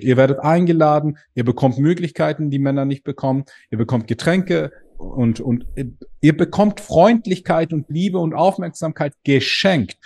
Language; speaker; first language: German; native; German